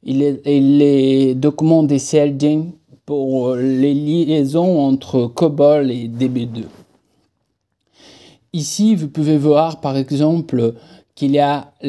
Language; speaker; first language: French; non-native, fluent; Portuguese